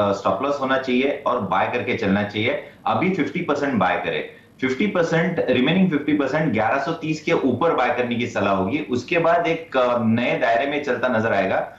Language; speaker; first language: Hindi; non-native, local second language; Marathi